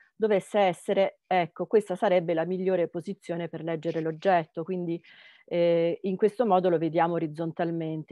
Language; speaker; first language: Italian; native; Italian